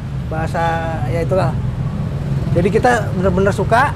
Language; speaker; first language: Indonesian; native; Indonesian